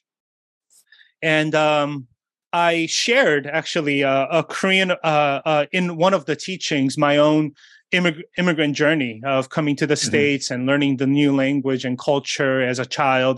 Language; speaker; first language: English; early bilingual, other home language; Korean